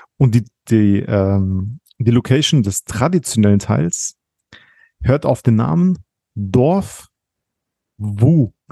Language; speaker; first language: German; early bilingual, other home language; Arabic